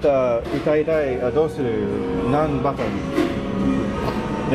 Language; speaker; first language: Japanese; non-native, learner; English